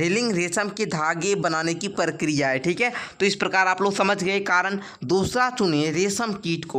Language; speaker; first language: Hindi; native; Hindi